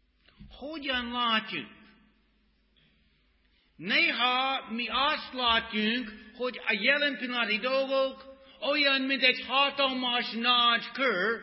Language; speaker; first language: Hungarian; non-native, fluent; English